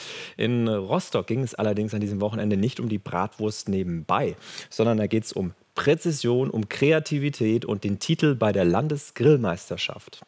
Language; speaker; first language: German; native; German